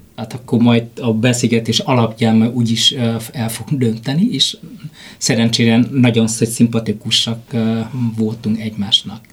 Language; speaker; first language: Hungarian; non-native, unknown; Vietnamese